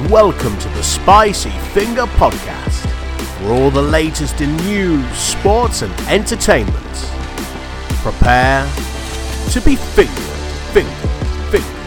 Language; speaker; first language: English; native; English